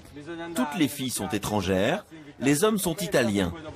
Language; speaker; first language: French; native; French